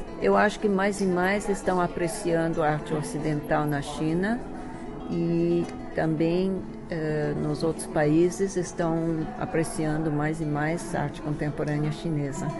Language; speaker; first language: Portuguese; early bilingual, other home language; Chinese